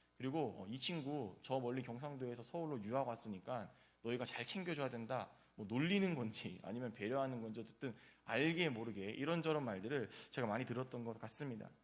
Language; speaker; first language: Korean; native; Korean